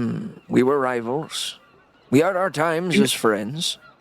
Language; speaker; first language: English; native; English